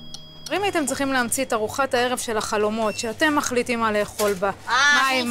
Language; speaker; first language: Hebrew; native; Hebrew